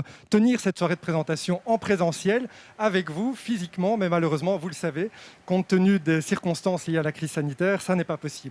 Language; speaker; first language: French; native; French